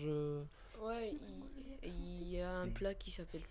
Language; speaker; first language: French; non-native, learner; Arabic